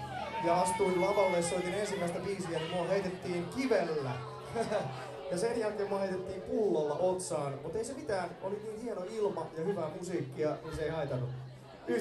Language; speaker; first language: Finnish; native; Finnish